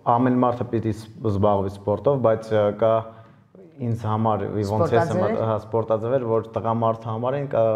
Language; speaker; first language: Armenian; early bilingual, heritage; Armenian